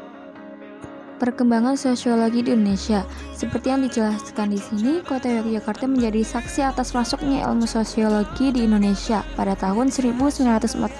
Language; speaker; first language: Indonesian; native; Indonesian